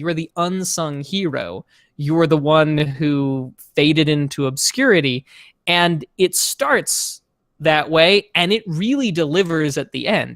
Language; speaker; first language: English; native; English